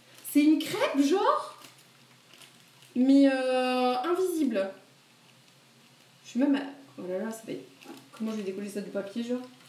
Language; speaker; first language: French; native; French